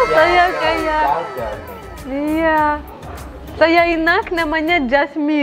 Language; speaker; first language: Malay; non-native, learner; Russian